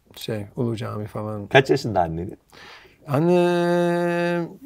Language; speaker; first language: Turkish; non-native, learner; English